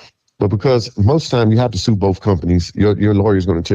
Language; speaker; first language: English; native; English